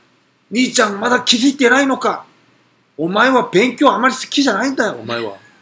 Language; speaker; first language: Japanese; non-native, fluent; Korean